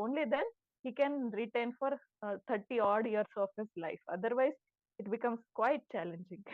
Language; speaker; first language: English; non-native, local second language; Kannada